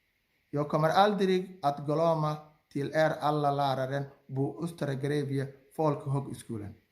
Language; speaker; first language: Swedish; non-native, learner; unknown